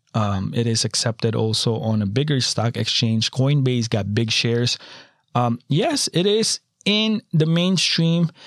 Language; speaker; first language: English; non-native, local second language; Filipino